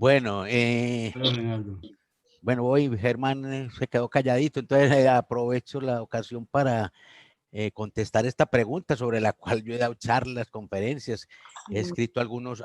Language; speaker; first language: Spanish; native; Spanish